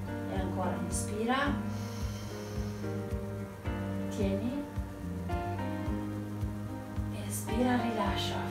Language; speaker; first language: Italian; native; Italian